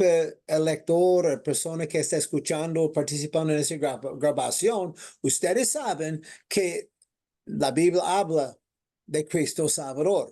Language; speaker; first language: Spanish; non-native, fluent; English